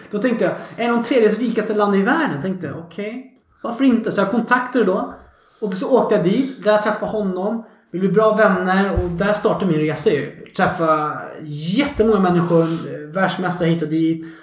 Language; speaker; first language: Swedish; non-native, fluent; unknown